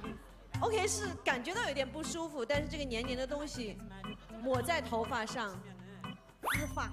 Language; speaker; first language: Chinese; native; Chinese